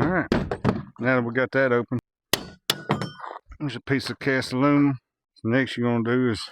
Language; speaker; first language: English; native; English